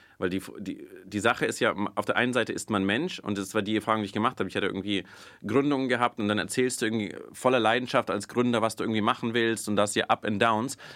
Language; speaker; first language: German; early bilingual, other home language; Russian